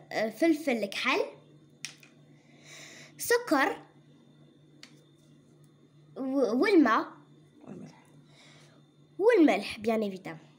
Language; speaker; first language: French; non-native, local second language; Arabic